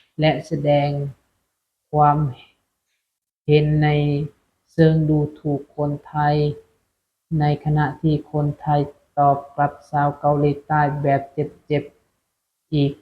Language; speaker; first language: Thai; non-native, local second language; Lao